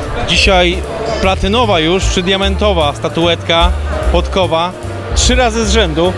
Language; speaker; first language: Polish; native; Polish